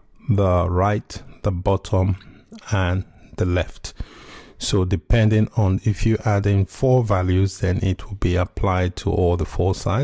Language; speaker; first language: English; native; English